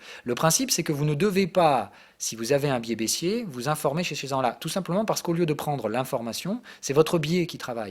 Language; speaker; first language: French; native; French